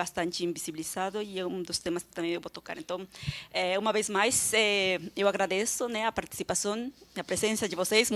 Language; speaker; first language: Portuguese; non-native, fluent; Spanish